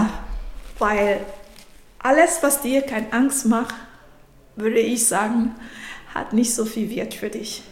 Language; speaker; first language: German; non-native, fluent; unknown